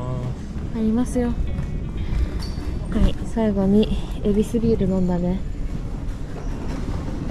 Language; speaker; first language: Japanese; native; Japanese